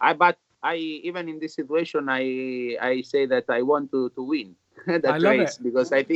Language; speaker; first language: English; non-native, learner; Italian